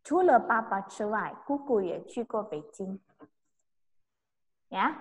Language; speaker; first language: Chinese; non-native, fluent; Indonesian